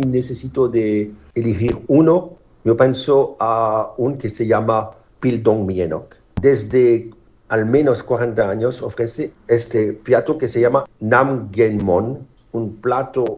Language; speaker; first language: Spanish; non-native, fluent; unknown